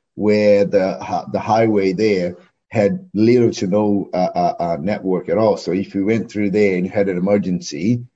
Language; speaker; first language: English; non-native, fluent; Portuguese